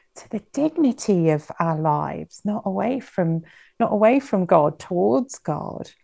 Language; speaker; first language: English; native; English